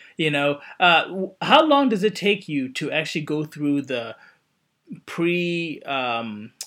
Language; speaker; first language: English; native; English